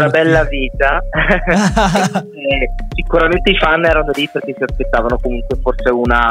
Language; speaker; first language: Italian; native; Italian